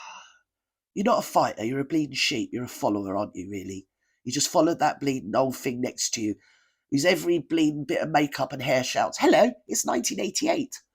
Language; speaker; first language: English; native; English